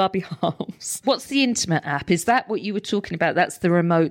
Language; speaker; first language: English; native; English